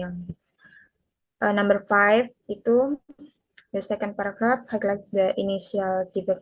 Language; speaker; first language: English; non-native, learner; Indonesian